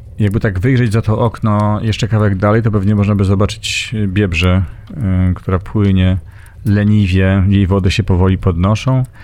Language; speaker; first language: Polish; native; Polish